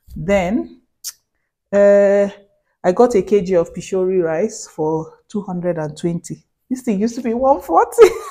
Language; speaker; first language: English; non-native, local second language; Hausa